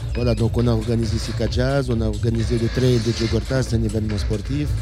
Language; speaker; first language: French; non-native, local second language; Arabic